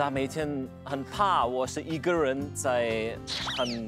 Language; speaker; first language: Chinese; non-native, fluent; German